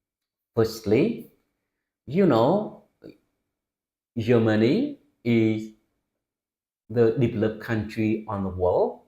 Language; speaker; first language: English; non-native, fluent; Vietnamese